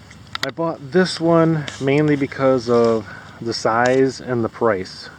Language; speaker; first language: English; native; English